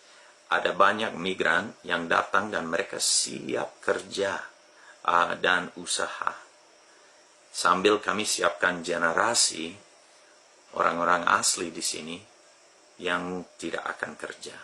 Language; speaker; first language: Indonesian; non-native, fluent; English